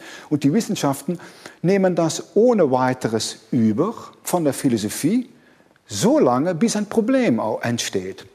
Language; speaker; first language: German; non-native, fluent; Dutch